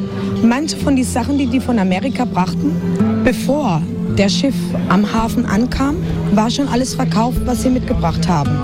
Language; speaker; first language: German; non-native, fluent; Spanish